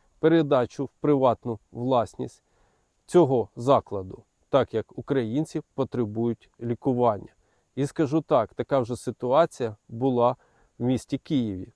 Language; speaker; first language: Ukrainian; native; Ukrainian